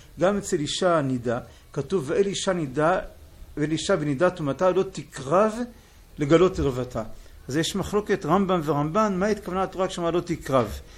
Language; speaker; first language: Hebrew; native; Hebrew